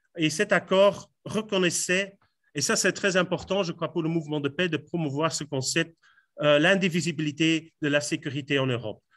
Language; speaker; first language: French; non-native, fluent; Dutch